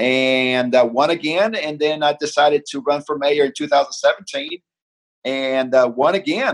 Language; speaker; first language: English; early bilingual, other home language; Spanish